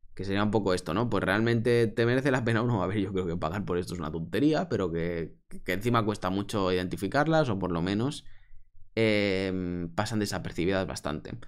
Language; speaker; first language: Spanish; native; Spanish